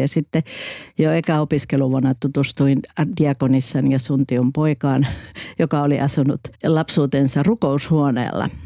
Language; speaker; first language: Finnish; native; Finnish